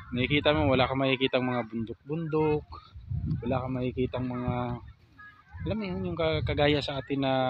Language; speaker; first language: Filipino; non-native, local second language; Cebuano